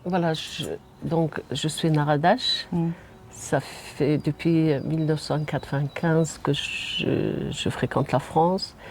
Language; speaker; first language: French; non-native, fluent; Mongolian